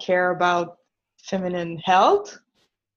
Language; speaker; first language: English; non-native, fluent; French